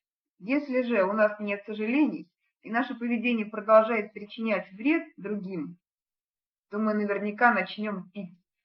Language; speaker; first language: Russian; native; Russian